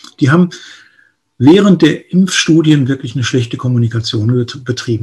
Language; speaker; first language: German; native; German